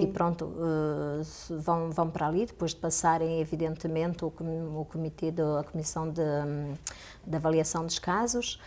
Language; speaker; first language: Portuguese; native; Portuguese